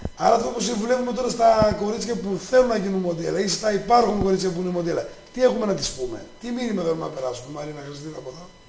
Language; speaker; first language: Greek; native; Greek